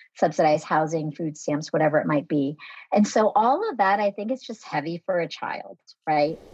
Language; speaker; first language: English; early bilingual, other home language; Vietnamese